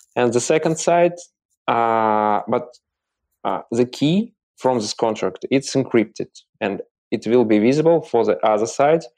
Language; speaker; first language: English; non-native, learner; Russian